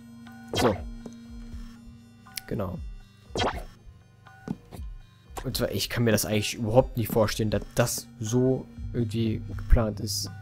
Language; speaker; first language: German; native; German